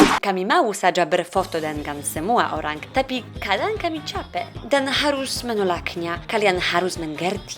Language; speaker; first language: Indonesian; non-native, fluent; Polish